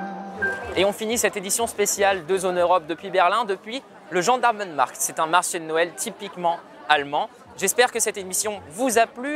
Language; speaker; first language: French; native; French